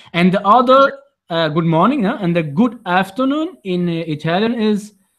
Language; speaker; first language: English; non-native, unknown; Italian